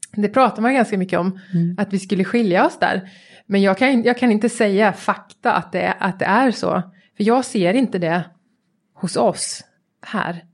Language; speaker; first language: Swedish; native; Swedish